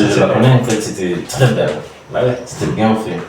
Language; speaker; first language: French; non-native, learner; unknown